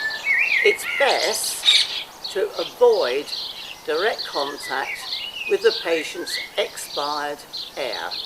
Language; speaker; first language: English; native; English